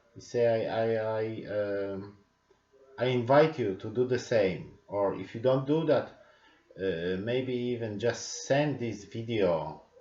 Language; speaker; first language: English; non-native, fluent; Polish